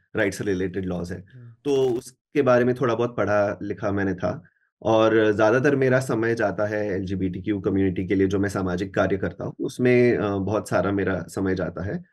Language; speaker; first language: Hindi; non-native, local second language; Marathi